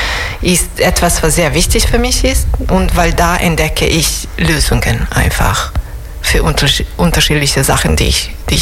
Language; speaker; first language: German; non-native, fluent; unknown